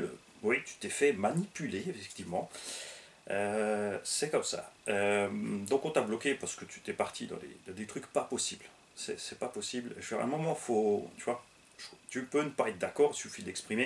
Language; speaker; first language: French; native; French